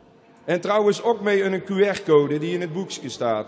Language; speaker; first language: Dutch; native; Dutch